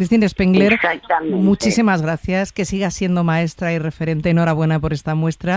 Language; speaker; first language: Spanish; native; Spanish